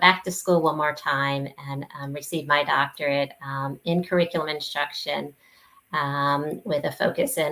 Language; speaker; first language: English; native; English